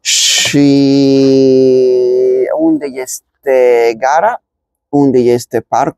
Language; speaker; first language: Romanian; non-native, learner; Spanish